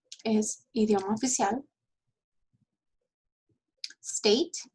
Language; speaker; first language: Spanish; early bilingual, heritage; Spanish